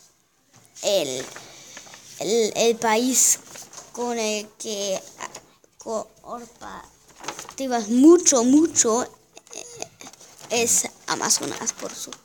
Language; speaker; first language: Spanish; non-native, learner; German